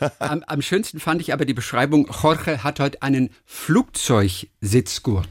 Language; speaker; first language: German; native; German